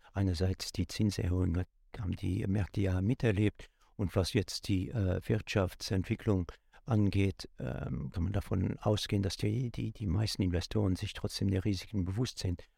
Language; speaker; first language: German; non-native, local second language; Luxembourgish